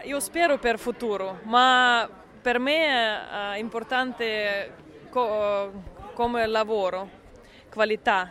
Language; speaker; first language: Italian; non-native, learner; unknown